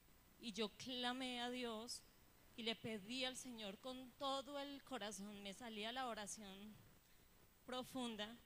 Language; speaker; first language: Spanish; native; Spanish